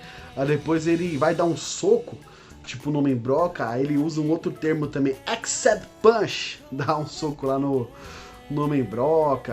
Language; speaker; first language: Portuguese; native; Portuguese